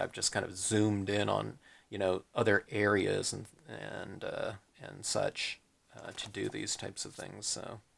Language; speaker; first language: English; native; English